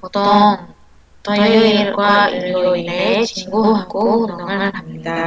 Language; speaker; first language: Korean; non-native, learner; Indonesian